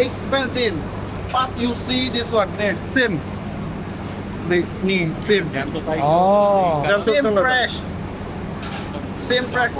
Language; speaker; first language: English; non-native, learner; Thai